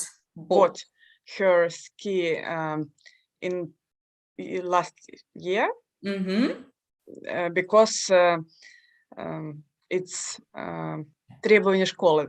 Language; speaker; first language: English; non-native, learner; Russian